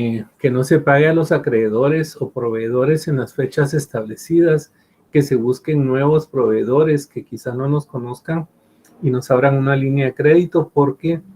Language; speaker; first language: Spanish; native; Spanish